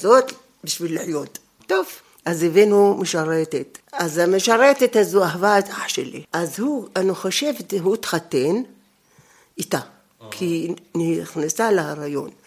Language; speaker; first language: Hebrew; non-native, fluent; Arabic